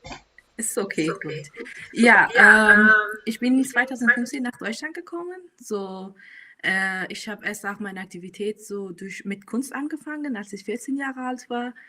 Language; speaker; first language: German; non-native, fluent; Persian